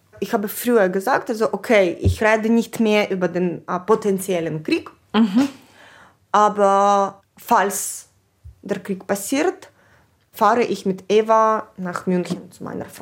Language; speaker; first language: German; non-native, fluent; Ukrainian